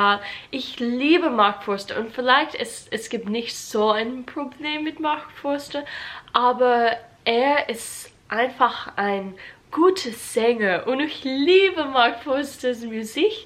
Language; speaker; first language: German; non-native, learner; English